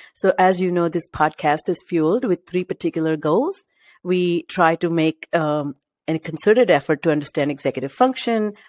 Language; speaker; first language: English; non-native, local second language; Marathi